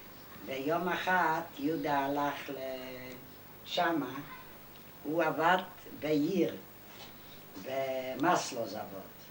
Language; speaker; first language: Hebrew; non-native, fluent; Yiddish